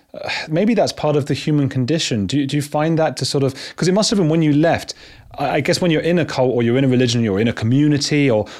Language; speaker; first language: English; native; English